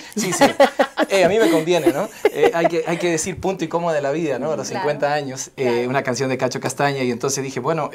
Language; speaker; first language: Spanish; native; Spanish